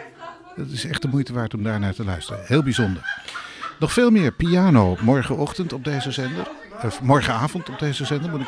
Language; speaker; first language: Dutch; native; Dutch